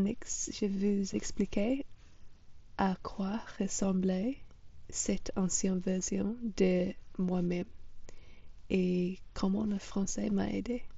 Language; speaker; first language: French; non-native, fluent; English